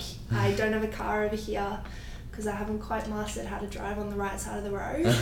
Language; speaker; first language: English; native; English